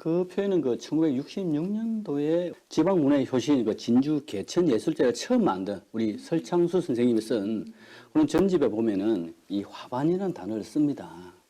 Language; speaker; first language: Korean; native; Korean